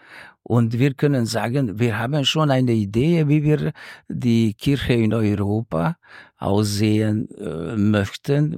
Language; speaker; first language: German; non-native, fluent; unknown